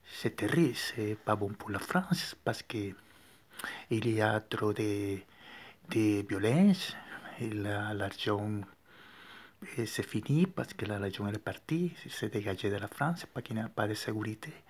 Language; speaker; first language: French; non-native, learner; Spanish